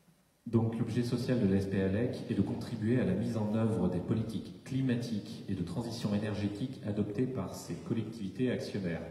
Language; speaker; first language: French; native; French